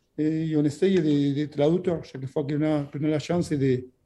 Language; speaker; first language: French; non-native, fluent; Spanish